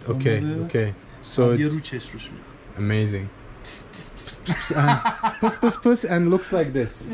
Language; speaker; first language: English; non-native, fluent; Azerbaijani